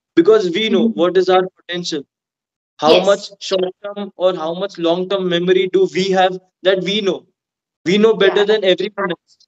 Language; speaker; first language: English; non-native, local second language; Hindi